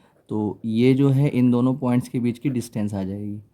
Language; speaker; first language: Hindi; native; Hindi